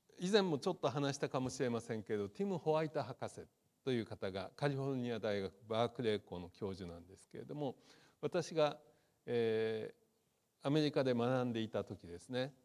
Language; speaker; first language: Japanese; native; Japanese